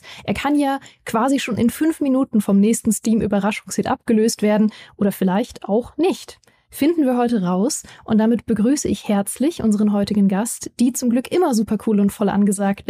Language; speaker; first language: German; native; German